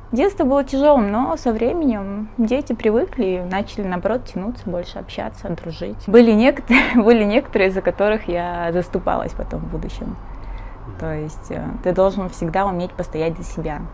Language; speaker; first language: Russian; early bilingual, other home language; Portuguese